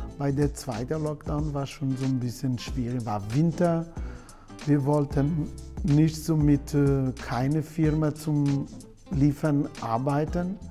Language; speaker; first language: German; non-native, learner; Portuguese